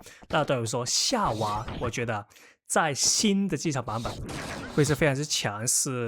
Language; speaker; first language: Chinese; non-native, local second language; Cantonese